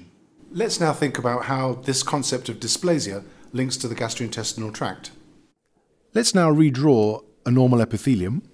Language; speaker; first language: English; native; English